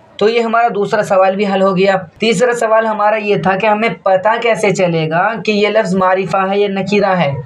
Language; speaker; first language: Urdu; native; Urdu